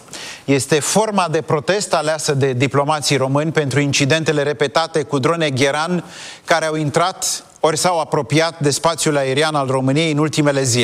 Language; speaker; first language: Romanian; native; Romanian